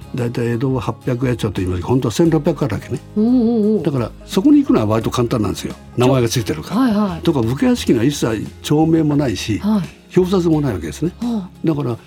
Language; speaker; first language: Japanese; native; Japanese